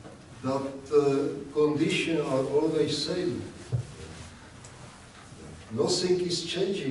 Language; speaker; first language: English; non-native, learner; Czech